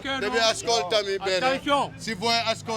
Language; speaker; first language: Italian; non-native, learner; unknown